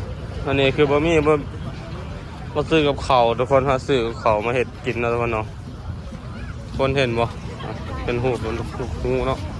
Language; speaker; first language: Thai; non-native, local second language; Northeastern Thai